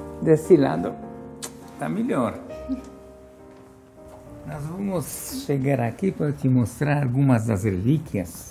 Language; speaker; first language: Portuguese; non-native, fluent; Polish